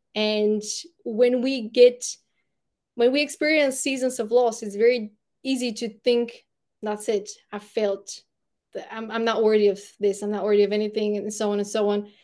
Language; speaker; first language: English; non-native, fluent; Bulgarian